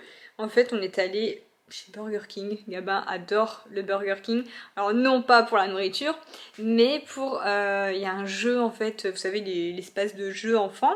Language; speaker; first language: French; native; French